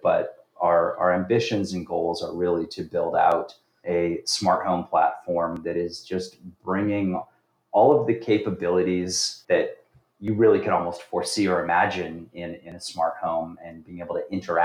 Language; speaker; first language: English; native; English